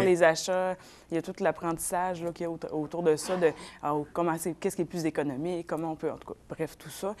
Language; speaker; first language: French; non-native, local second language; Innu-aimun